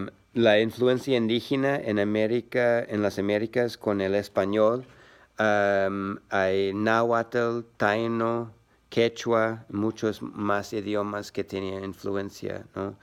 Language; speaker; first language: Spanish; non-native, learner; English